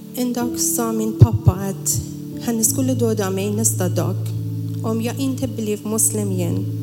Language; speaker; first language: Swedish; non-native, learner; Persian